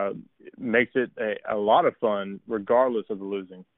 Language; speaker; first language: English; native; English